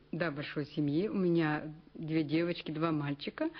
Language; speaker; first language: Russian; non-native, local second language; Kazakh